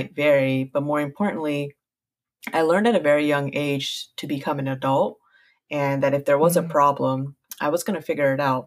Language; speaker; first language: English; early bilingual, other home language; Punjabi